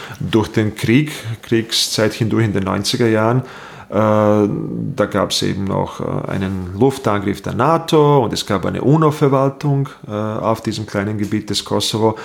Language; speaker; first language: German; non-native, fluent; Bosnian